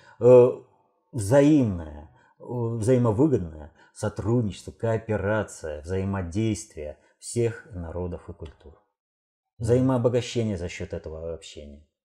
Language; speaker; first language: Russian; native; Russian